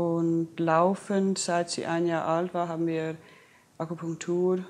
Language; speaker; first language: German; non-native, fluent; Danish